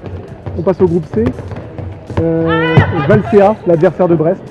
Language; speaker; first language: French; native; French